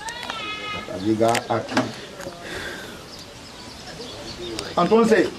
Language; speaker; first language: Spanish; non-native, learner; Haitian Creole